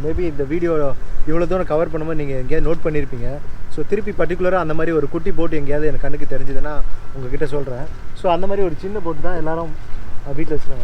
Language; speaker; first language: Tamil; native; Tamil